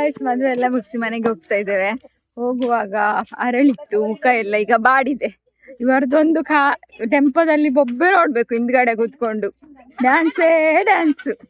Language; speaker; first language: Kannada; native; Kannada